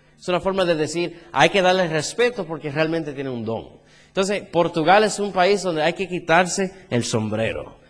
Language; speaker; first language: Spanish; early bilingual, heritage; Spanish